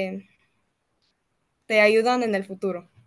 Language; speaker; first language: Spanish; early bilingual, heritage; Spanish